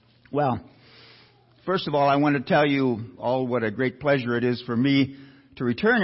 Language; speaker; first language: English; native; English